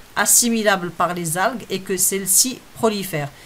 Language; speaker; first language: French; non-native, local second language; Arabic